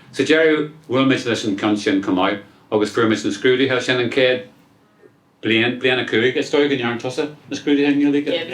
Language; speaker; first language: Irish; non-native, local second language; English